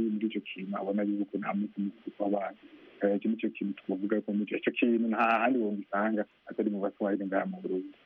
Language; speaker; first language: Rundi; non-native, local second language; Swahili